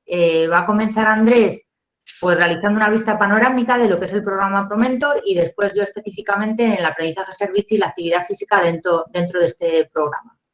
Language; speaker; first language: Spanish; native; Spanish